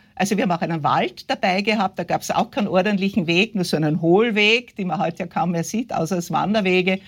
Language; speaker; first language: German; native; German